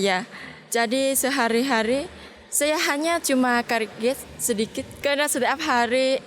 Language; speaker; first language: Indonesian; non-native, learner; Vietnamese